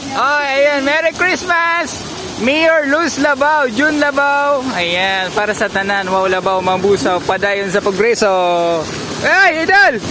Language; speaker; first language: Filipino; non-native, local second language; Hiligaynon